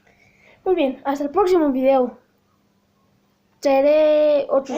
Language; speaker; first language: Spanish; native; Spanish